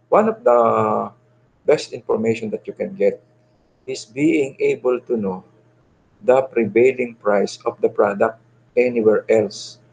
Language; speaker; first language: English; non-native, local second language; Filipino